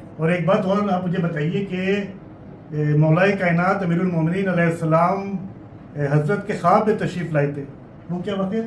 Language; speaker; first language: Urdu; native; Urdu